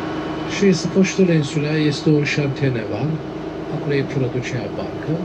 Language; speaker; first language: Romanian; non-native, learner; Turkish